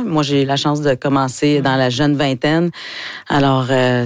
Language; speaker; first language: French; native; French